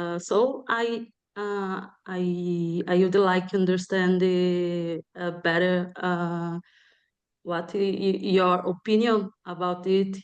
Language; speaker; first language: English; non-native, learner; Portuguese